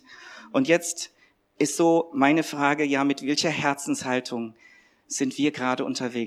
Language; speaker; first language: German; native; German